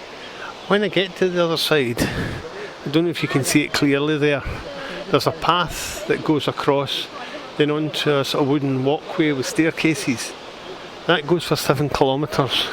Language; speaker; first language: English; native; English